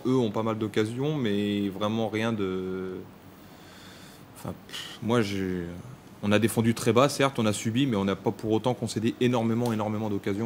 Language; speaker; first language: French; native; French